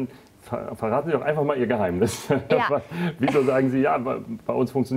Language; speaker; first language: German; native; German